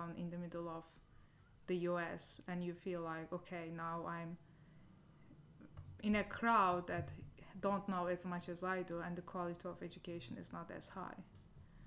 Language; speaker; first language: English; non-native, fluent; Turkish